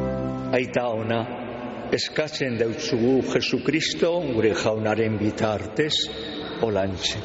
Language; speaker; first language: Basque; native; Basque